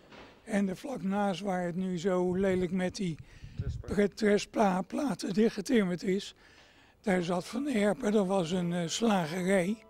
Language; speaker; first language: Dutch; native; Dutch